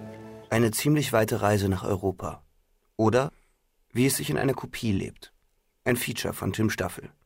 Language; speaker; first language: German; native; German